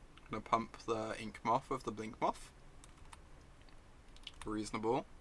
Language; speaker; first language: English; native; English